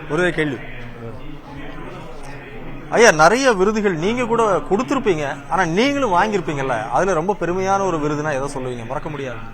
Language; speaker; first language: Tamil; native; Tamil